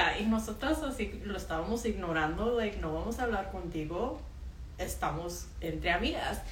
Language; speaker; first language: Spanish; early bilingual, heritage; Spanish